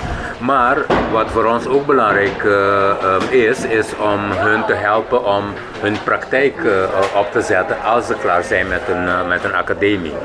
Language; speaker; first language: Dutch; non-native, local second language; Papiamento